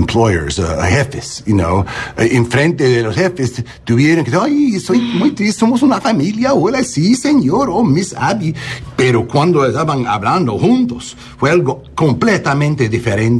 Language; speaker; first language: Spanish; early bilingual, heritage; English